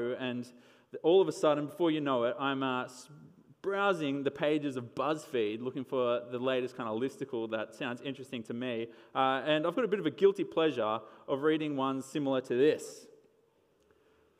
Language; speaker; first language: English; native; English